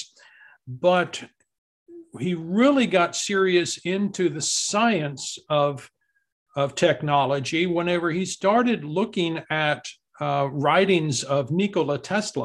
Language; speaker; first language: English; native; English